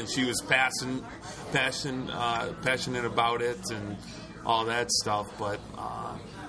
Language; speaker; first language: English; native; English